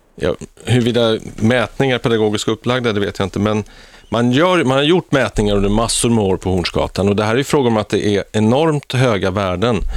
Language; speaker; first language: Swedish; native; Swedish